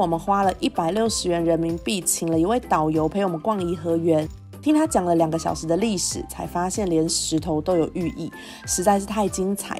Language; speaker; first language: Chinese; native; Chinese